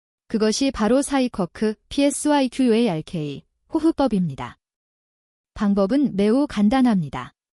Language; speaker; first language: Korean; native; Korean